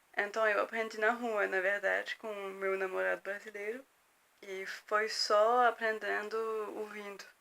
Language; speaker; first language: Portuguese; non-native, fluent; French